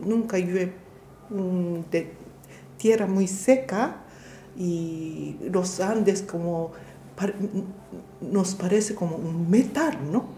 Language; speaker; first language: Spanish; non-native, fluent; Japanese